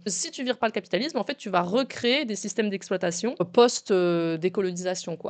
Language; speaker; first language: French; native; French